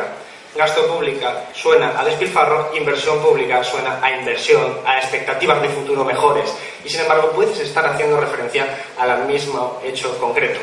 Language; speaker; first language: Spanish; native; Spanish